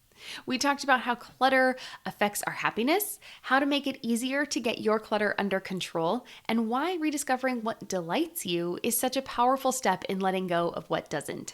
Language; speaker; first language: English; native; English